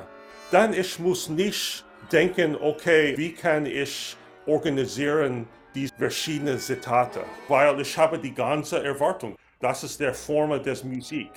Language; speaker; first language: German; non-native, learner; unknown